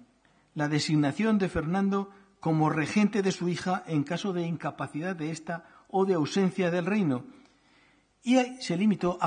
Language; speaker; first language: Spanish; native; Spanish